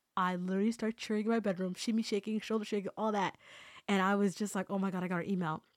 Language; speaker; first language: English; native; English